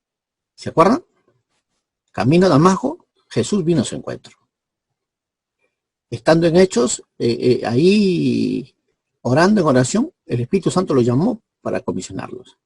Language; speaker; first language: Spanish; native; Spanish